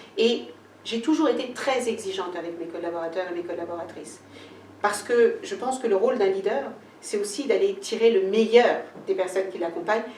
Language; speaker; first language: French; early bilingual, other home language; Kabuverdianu